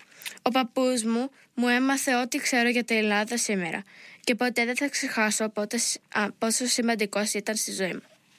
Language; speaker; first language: Greek; early bilingual, heritage; Greek